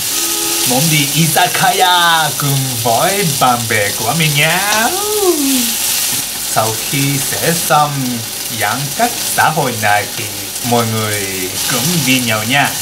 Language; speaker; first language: Vietnamese; non-native, learner; Japanese